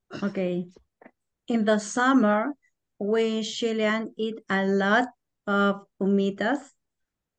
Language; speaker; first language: English; non-native, learner; Spanish